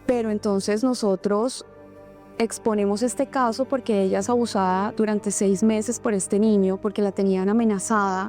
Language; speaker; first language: Spanish; native; Spanish